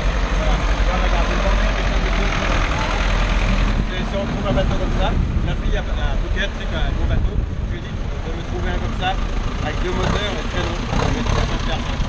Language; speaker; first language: French; native; French